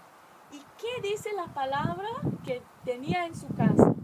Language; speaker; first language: Spanish; non-native, fluent; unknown